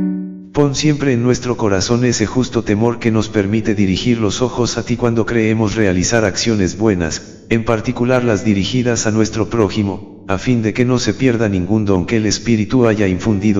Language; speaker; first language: Spanish; native; Spanish